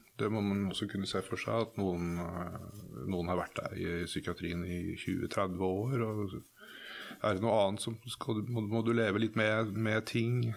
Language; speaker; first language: Norwegian; native; Norwegian